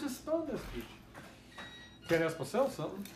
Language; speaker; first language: English; native; English